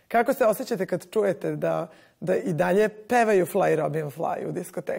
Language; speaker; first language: Serbian; native; Serbian